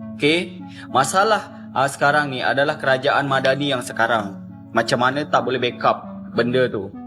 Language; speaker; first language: Malay; native; Malay